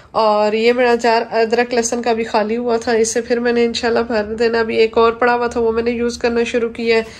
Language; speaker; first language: Urdu; non-native, local second language; Punjabi